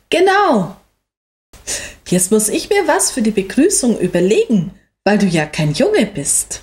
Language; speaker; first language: German; native; German